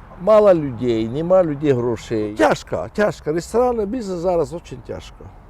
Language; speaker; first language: Ukrainian; non-native, fluent; Azerbaijani